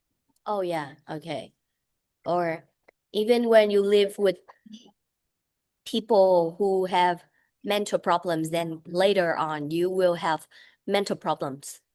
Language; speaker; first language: English; non-native, fluent; Vietnamese